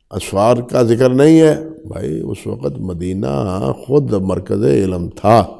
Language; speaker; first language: Urdu; non-native, local second language; Punjabi